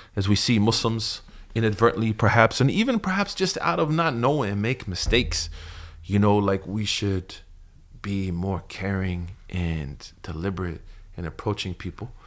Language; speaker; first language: English; native; English